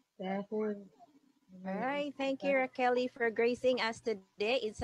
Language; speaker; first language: English; non-native, local second language; Filipino